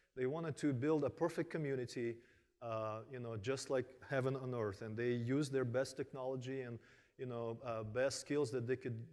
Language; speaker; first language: English; early bilingual, other home language; Korean